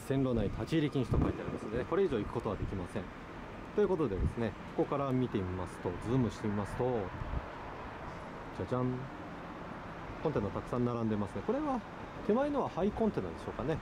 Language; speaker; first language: Japanese; native; Japanese